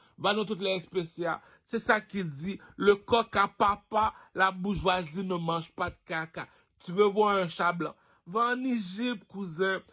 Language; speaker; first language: French; non-native, local second language; Haitian Creole